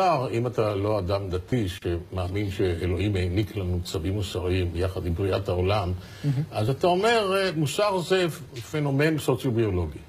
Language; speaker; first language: Hebrew; native; Hebrew